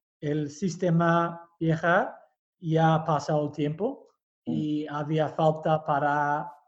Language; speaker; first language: Spanish; early bilingual, heritage; Basque